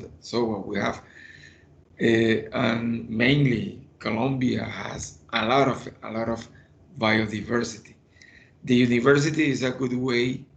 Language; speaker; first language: English; non-native, fluent; Spanish